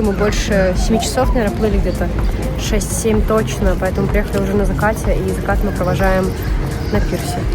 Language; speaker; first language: Russian; native; Russian